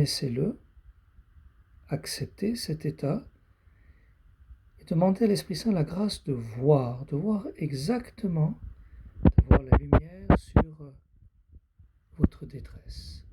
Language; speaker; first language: French; native; French